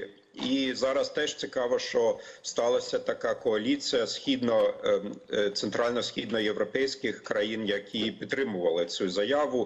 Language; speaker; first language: Ukrainian; non-native, fluent; German